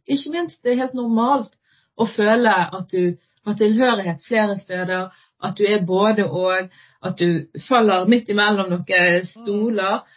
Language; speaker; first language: Norwegian; early bilingual, other home language; Arabic